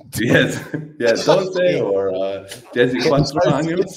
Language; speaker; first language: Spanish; non-native, learner; English